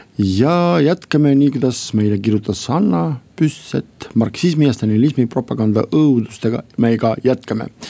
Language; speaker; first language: Estonian; non-native, local second language; Russian